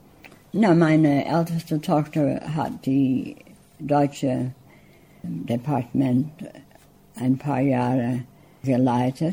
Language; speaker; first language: German; early bilingual, heritage; English